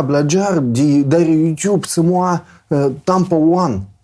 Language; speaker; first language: Indonesian; non-native, learner; Russian